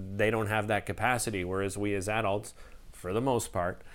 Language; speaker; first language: English; native; English